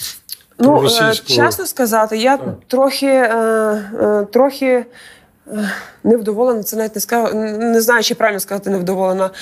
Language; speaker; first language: Ukrainian; native; Ukrainian